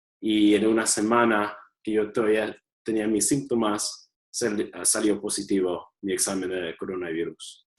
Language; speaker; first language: Spanish; early bilingual, heritage; Spanish